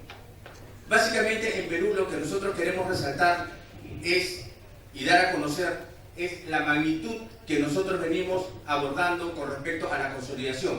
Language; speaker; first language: Spanish; native; Spanish